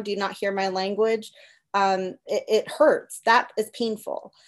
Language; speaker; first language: English; early bilingual, other home language; Spanish